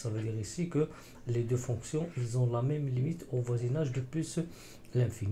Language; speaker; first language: French; non-native, local second language; Arabic